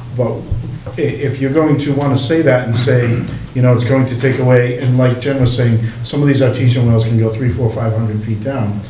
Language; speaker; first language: English; native; English